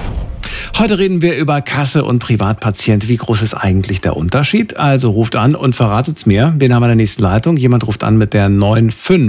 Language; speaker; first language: German; native; German